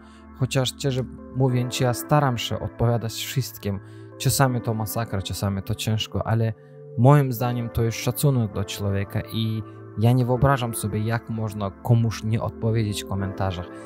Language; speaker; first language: Polish; non-native, learner; Azerbaijani